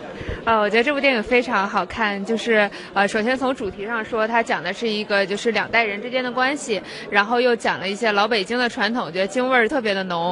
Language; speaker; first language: Chinese; native; Chinese